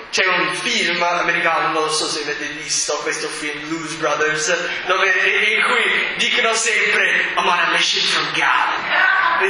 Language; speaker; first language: Italian; non-native, fluent; English